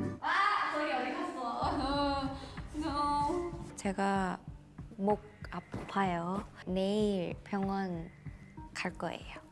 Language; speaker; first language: Korean; non-native, learner; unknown